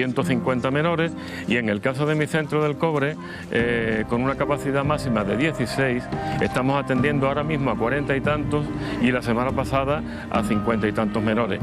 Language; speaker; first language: Spanish; native; Spanish